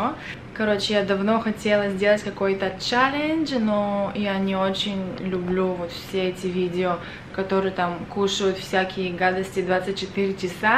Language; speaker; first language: Russian; early bilingual, other home language; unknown